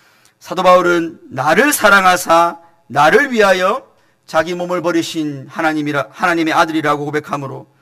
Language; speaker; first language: Korean; native; Korean